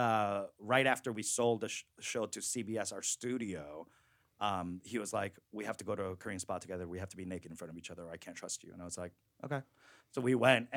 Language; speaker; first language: English; early bilingual, other home language; Korean